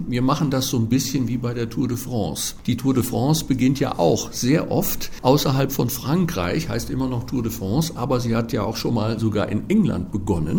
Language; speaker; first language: German; native; German